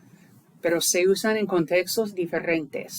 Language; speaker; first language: Spanish; non-native, fluent; English